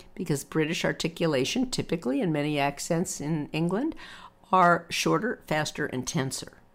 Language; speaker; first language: English; native; English